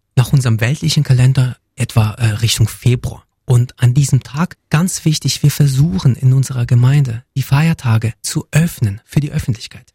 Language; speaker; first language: German; early bilingual, other home language; Russian